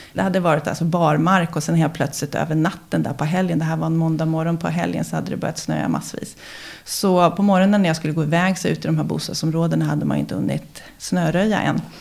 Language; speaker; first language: Swedish; native; Swedish